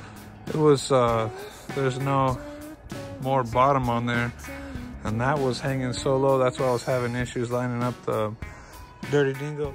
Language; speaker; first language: English; native; English